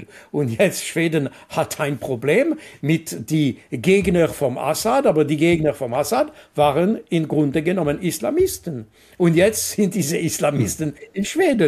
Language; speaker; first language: German; non-native, local second language; French